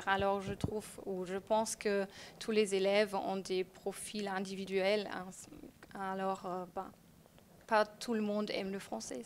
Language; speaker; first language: French; non-native, fluent; German